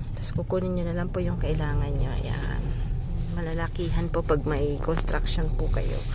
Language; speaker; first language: Filipino; native; Filipino